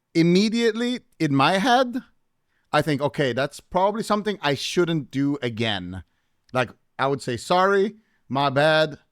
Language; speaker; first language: English; native; English